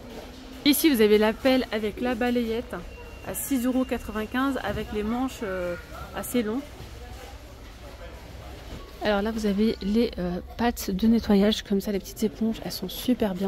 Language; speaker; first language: French; native; French